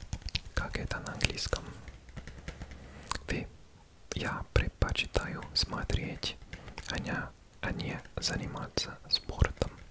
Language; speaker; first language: Russian; non-native, learner; English